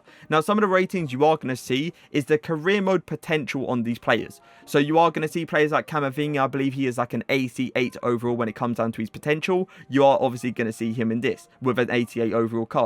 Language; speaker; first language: English; native; English